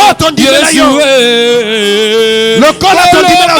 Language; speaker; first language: French; non-native, local second language; Lingala